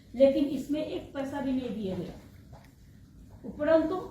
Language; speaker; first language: Hindi; non-native, local second language; Bangla